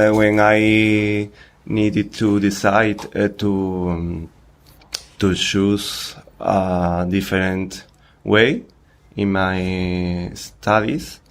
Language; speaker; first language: English; non-native, learner; Spanish